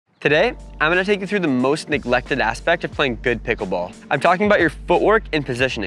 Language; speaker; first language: English; native; English